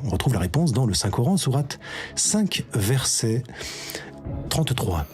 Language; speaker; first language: French; native; French